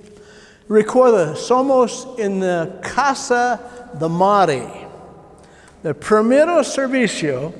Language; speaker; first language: Spanish; non-native, learner; English